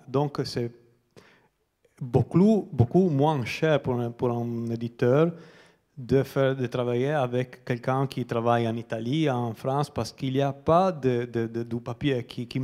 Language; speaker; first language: French; non-native, learner; Italian